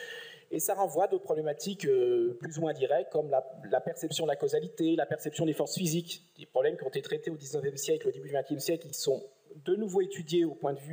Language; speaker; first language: French; native; French